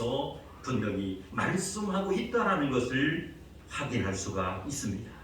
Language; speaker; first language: Korean; native; Korean